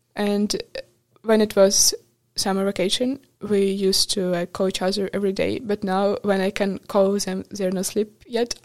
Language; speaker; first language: English; non-native, fluent; Ukrainian